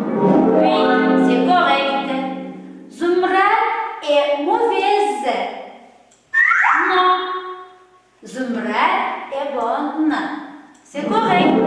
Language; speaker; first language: French; non-native, learner; Uzbek